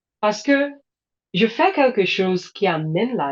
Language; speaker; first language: French; non-native, learner; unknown